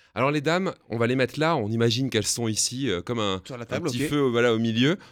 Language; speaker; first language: French; native; French